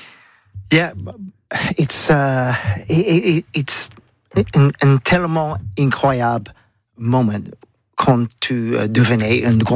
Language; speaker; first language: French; non-native, learner; English